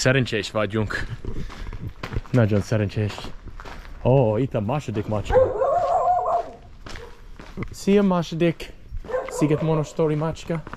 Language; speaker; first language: Hungarian; non-native, learner; English